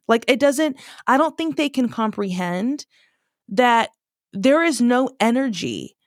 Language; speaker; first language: English; native; English